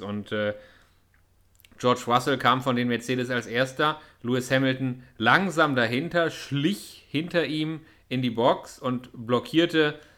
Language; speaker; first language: German; native; German